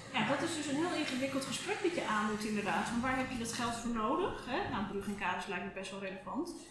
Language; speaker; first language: Dutch; native; Dutch